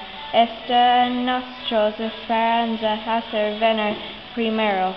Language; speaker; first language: Spanish; non-native, learner; English